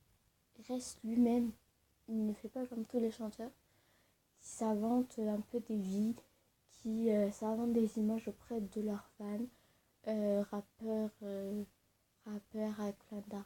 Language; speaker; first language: French; early bilingual, other home language; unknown